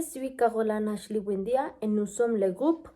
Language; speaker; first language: French; non-native, learner; Spanish